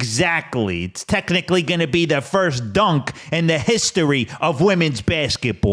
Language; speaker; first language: English; native; English